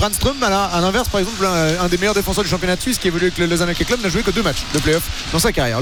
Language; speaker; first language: French; native; French